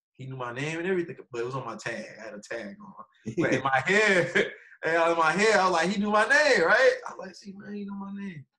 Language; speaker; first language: English; native; English